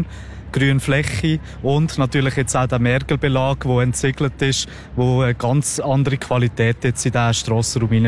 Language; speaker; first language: German; native; German